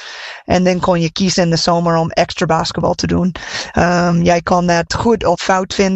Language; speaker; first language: Dutch; non-native, fluent; English